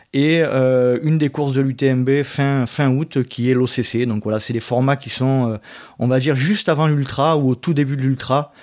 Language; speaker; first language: French; native; French